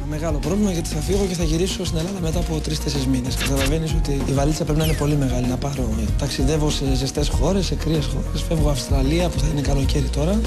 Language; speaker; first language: Greek; early bilingual, heritage; Greek